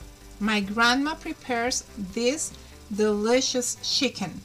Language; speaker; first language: English; non-native, fluent; Spanish